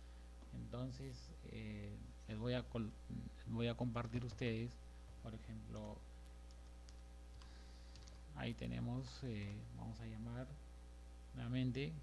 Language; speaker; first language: Spanish; native; Spanish